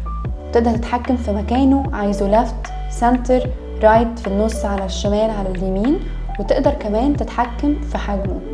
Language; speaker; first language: Arabic; native; Arabic